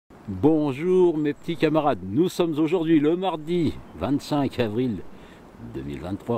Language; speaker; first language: French; native; French